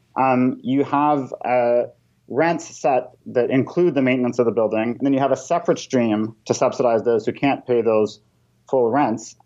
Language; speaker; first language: English; native; English